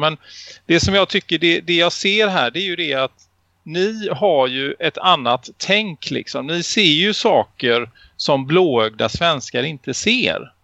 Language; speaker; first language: Swedish; native; Swedish